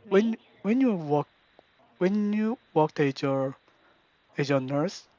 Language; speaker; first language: English; non-native, learner; Korean